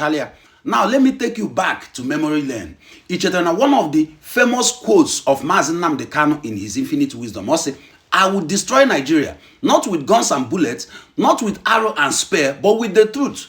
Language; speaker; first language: Nigerian Pidgin; non-native, local second language; Igbo